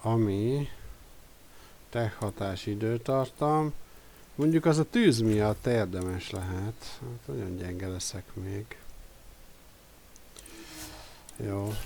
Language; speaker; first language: Hungarian; native; Hungarian